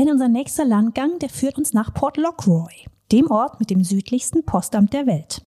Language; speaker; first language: German; native; German